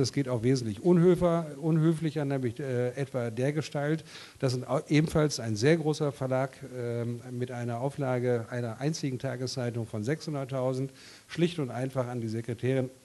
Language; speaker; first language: German; native; German